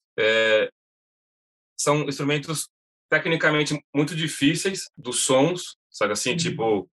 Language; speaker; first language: Portuguese; native; Portuguese